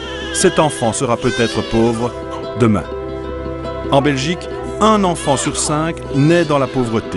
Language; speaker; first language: French; native; French